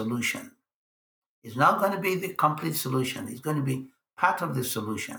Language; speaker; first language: English; non-native, local second language; Igbo